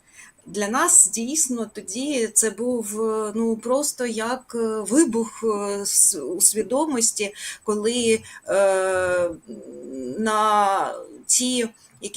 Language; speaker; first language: Ukrainian; native; Ukrainian